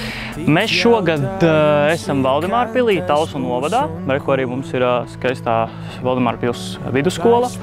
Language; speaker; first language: Latvian; early bilingual, heritage; Latvian